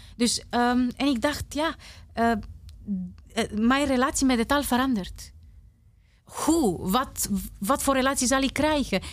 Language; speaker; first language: Dutch; non-native, fluent; Romanian